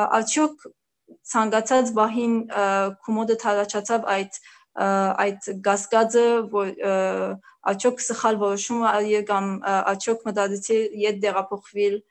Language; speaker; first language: Armenian; early bilingual, heritage; Armenian